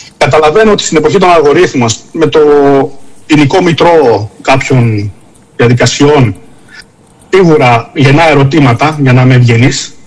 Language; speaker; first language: Greek; native; Greek